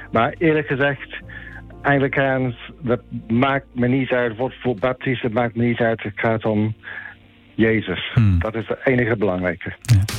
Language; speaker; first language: Dutch; non-native, fluent; English